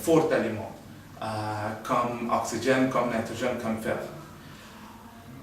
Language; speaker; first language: French; non-native, learner; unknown